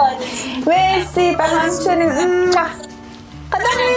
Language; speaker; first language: Korean; non-native, fluent; Persian